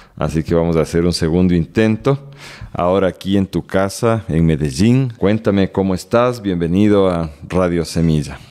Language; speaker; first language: Spanish; native; Spanish